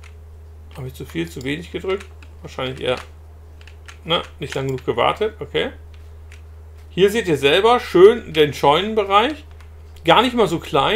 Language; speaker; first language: German; native; German